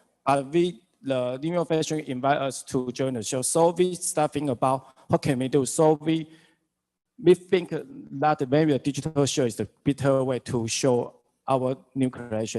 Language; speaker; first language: English; non-native, learner; Chinese